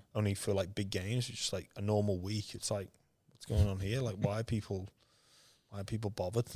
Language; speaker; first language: English; native; English